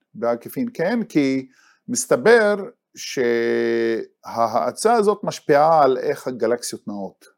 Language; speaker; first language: Hebrew; non-native, local second language; Arabic